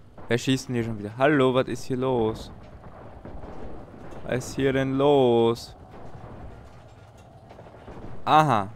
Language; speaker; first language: German; native; German